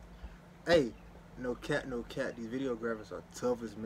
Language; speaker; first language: English; native; English